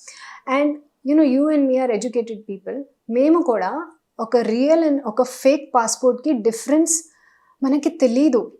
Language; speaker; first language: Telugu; non-native, learner; Hindi